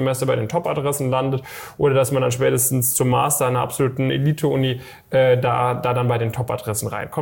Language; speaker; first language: German; native; German